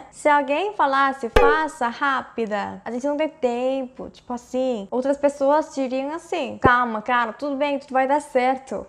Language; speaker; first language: Portuguese; non-native, fluent; Korean